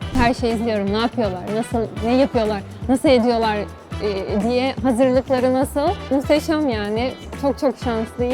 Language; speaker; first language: Turkish; non-native, fluent; Portuguese